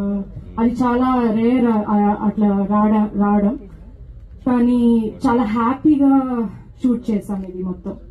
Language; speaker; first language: Telugu; non-native, fluent; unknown